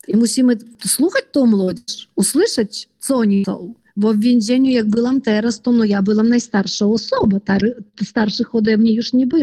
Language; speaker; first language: Polish; early bilingual, heritage; Polish